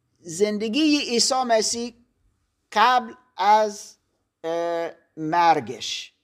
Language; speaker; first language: Persian; non-native, learner; German